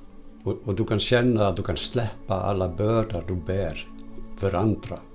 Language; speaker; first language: Swedish; non-native, fluent; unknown